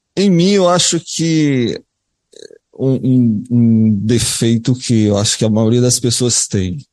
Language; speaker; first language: Portuguese; native; Portuguese